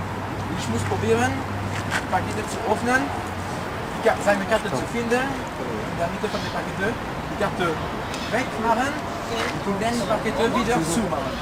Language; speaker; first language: German; non-native, learner; French